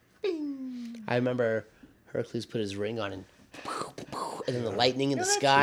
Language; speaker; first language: English; native; English